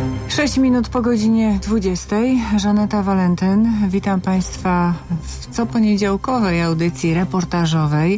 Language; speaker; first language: Polish; native; Polish